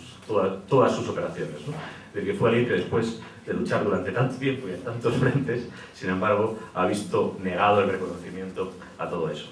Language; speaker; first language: Spanish; native; Spanish